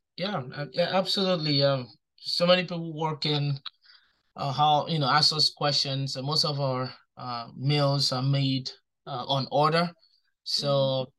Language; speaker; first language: English; non-native, local second language; Igbo